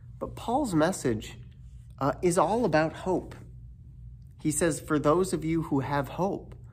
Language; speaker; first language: English; native; English